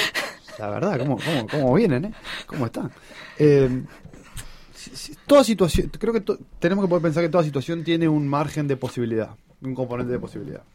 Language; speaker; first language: Spanish; native; Spanish